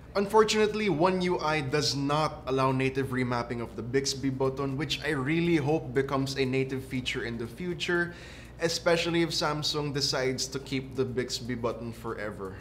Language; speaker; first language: English; non-native, local second language; Filipino